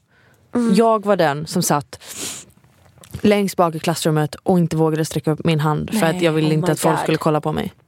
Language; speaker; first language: Swedish; native; Swedish